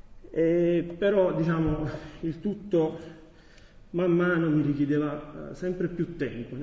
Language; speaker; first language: Italian; native; Italian